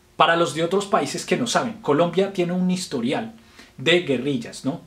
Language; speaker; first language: Spanish; native; Spanish